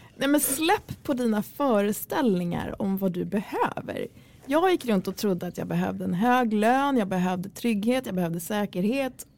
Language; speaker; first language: Swedish; early bilingual, other home language; Kurdish